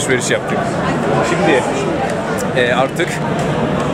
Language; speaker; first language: Turkish; non-native, fluent; Japanese